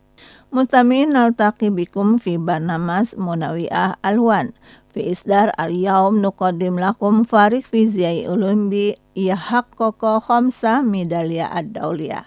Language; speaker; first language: Arabic; non-native, fluent; Indonesian